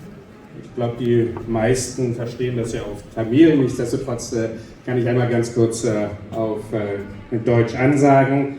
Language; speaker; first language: German; early bilingual, other home language; Tamil